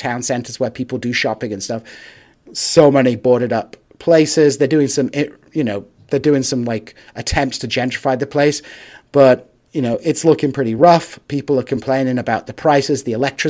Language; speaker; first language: English; native; English